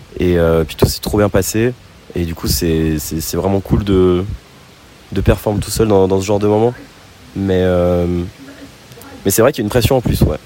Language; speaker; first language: French; native; French